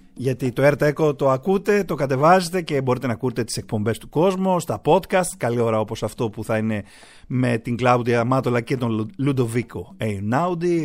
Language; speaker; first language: Greek; native; Greek